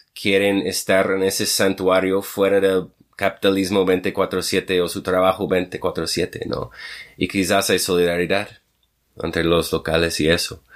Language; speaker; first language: Spanish; non-native, fluent; English